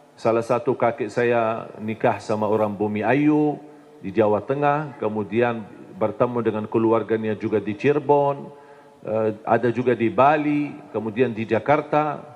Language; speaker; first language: Indonesian; non-native, fluent; Arabic